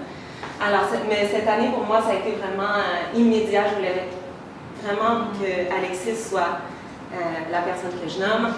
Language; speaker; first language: French; native; French